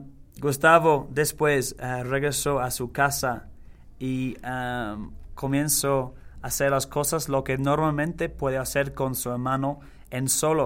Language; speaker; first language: Spanish; non-native, learner; English